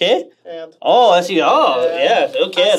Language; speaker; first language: Portuguese; non-native, learner; English